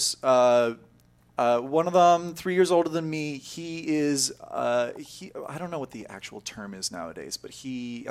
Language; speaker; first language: English; native; English